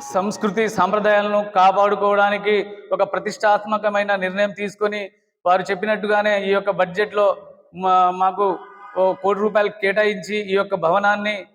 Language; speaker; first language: Telugu; non-native, local second language; Lambadi